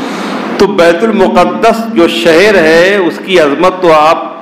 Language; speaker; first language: Urdu; native; Urdu